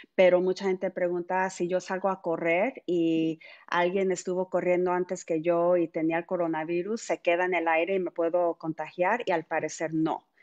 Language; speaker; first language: Spanish; early bilingual, heritage; Spanish